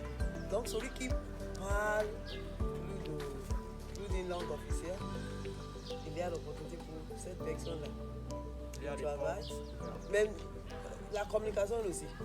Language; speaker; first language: French; non-native, fluent; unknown